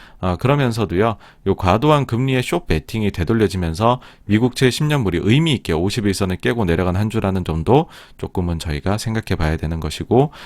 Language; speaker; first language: Korean; native; Korean